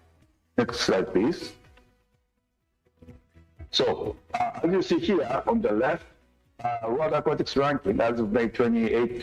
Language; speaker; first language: English; non-native, fluent; Japanese